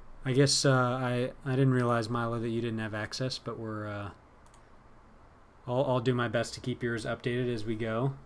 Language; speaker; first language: English; native; English